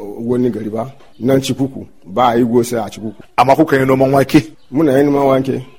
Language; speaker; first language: Hausa; non-native, local second language; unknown